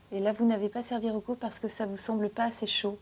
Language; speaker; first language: French; native; French